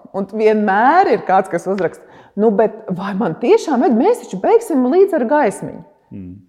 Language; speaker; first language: Latvian; native; Latvian